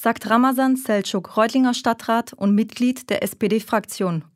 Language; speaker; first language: German; native; German